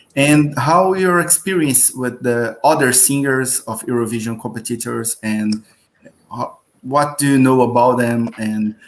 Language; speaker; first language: English; non-native, learner; Portuguese